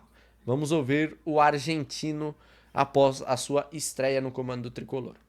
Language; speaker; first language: Portuguese; native; Portuguese